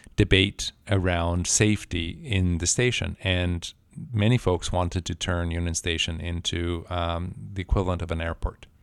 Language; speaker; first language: English; non-native, fluent; Spanish